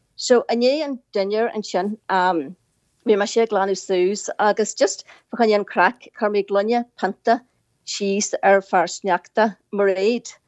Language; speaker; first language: Irish; native; Irish